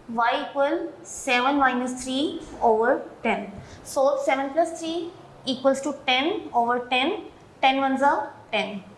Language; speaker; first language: English; non-native, local second language; Urdu